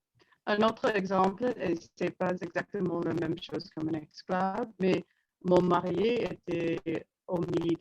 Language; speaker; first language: French; non-native, learner; English